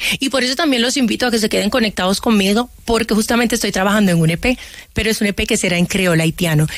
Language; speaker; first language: Spanish; early bilingual, other home language; Haitian Creole